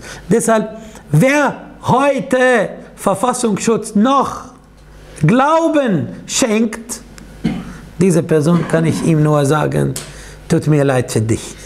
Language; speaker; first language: German; non-native, fluent; Arabic